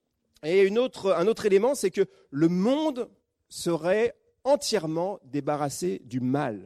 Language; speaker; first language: French; native; French